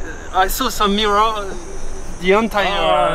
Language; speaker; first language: English; non-native, learner; French